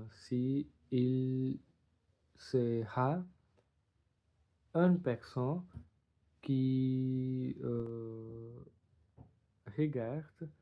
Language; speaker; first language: French; non-native, learner; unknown